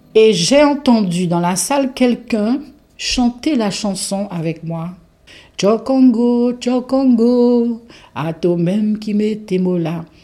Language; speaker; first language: French; non-native, local second language; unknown